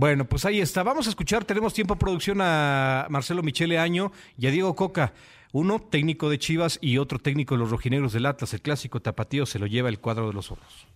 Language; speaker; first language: Spanish; native; Spanish